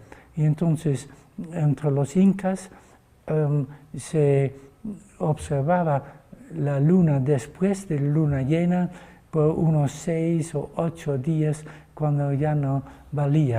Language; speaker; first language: Spanish; non-native, fluent; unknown